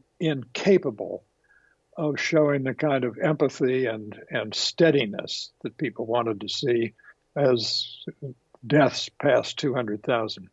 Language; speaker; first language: English; native; English